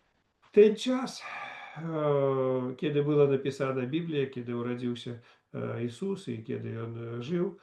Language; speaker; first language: Polish; non-native, learner; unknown